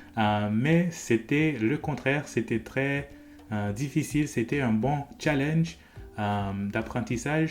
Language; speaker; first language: French; non-native, fluent; English